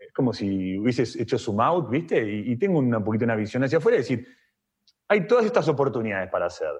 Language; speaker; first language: Spanish; native; Spanish